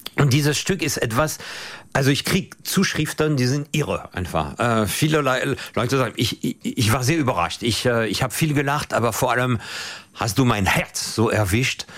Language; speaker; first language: German; non-native, fluent; French